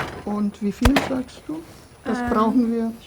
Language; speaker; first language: German; non-native, fluent; Polish